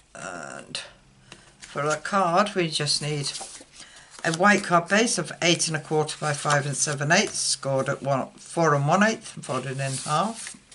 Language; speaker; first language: English; native; English